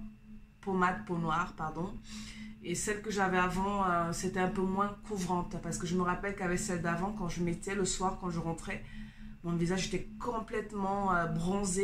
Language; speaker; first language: French; native; French